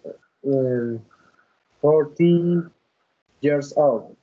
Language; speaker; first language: English; non-native, learner; Spanish